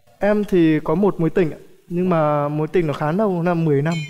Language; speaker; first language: Vietnamese; native; Vietnamese